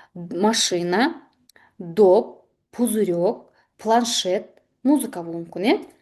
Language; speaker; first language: Russian; non-native, local second language; Kazakh